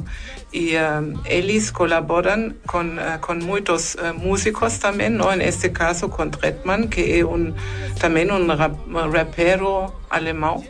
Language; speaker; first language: Portuguese; non-native, fluent; German